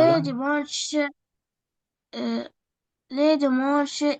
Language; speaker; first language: French; non-native, learner; Arabic